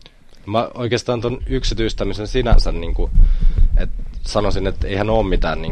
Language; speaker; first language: Finnish; native; Finnish